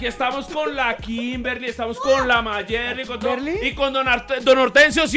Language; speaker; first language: Spanish; native; Spanish